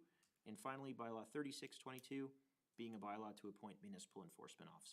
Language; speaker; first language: English; native; English